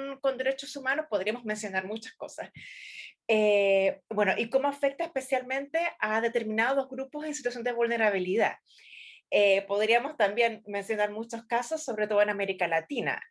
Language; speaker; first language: Spanish; native; Spanish